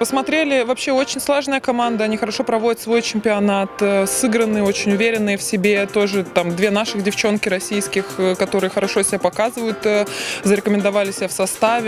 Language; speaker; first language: Russian; native; Russian